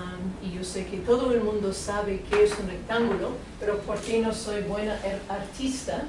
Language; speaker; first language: Spanish; non-native, fluent; English